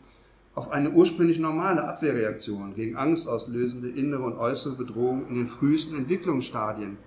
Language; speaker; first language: German; native; German